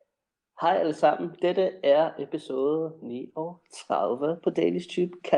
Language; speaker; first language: Danish; non-native, fluent; English